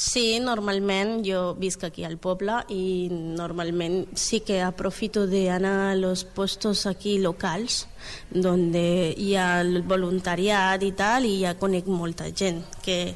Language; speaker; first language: Catalan; non-native, learner; Spanish